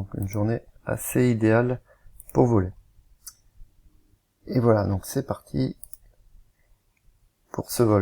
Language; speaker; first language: French; native; French